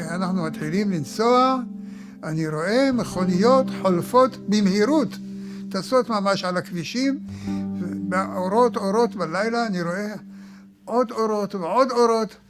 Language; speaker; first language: Hebrew; early bilingual, other home language; Arabic